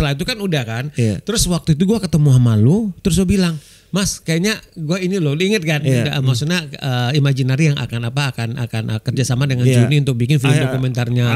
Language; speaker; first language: Indonesian; native; Indonesian